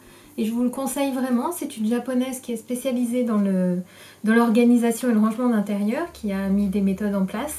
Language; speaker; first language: French; native; French